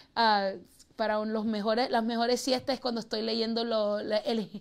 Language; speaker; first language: Spanish; early bilingual, heritage; Spanish